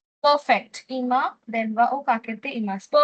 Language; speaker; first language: Japanese; non-native, fluent; Hindi